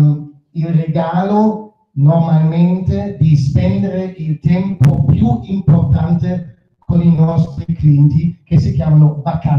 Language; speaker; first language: Italian; non-native, fluent; German